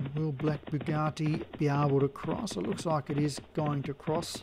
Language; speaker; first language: English; native; English